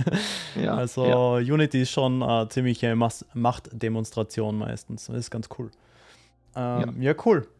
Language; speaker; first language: German; native; German